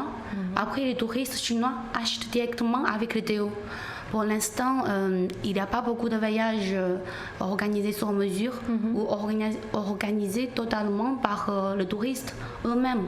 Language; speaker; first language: French; non-native, learner; Chinese